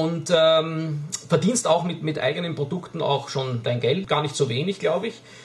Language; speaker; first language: German; native; German